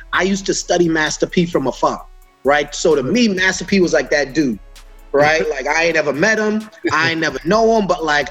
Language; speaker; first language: English; native; English